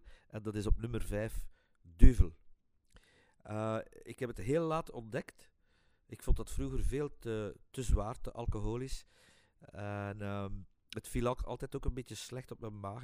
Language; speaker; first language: Dutch; native; Dutch